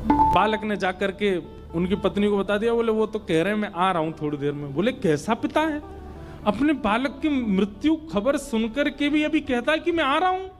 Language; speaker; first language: Hindi; native; Hindi